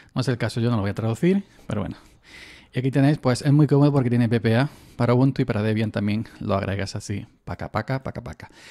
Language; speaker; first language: Spanish; native; Spanish